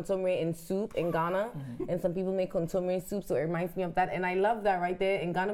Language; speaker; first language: English; non-native, local second language; Akan